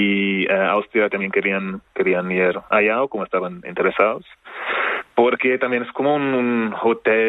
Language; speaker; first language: Spanish; non-native, fluent; German